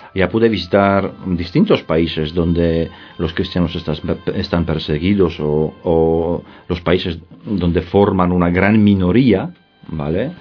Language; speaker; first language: Spanish; non-native, fluent; Polish